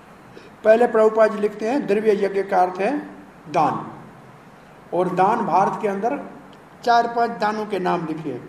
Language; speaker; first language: Hindi; native; Hindi